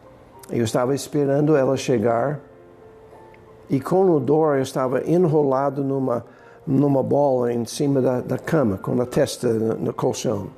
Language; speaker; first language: Portuguese; non-native, fluent; English